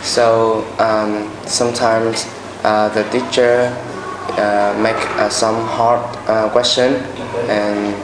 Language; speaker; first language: English; non-native, learner; Vietnamese